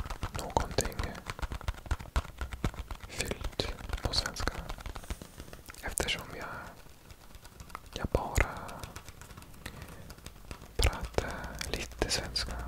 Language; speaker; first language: Swedish; non-native, learner; English